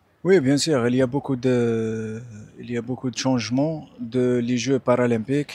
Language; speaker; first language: French; non-native, local second language; Arabic